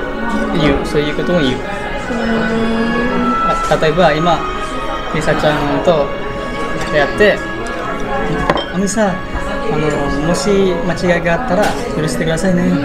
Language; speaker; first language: Japanese; non-native, fluent; Indonesian